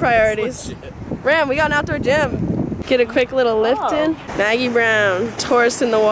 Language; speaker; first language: English; native; English